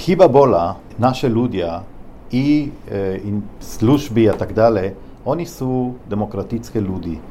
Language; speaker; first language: Czech; non-native, learner; Hebrew